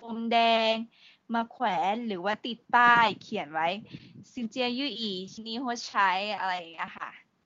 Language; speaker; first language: Thai; native; Thai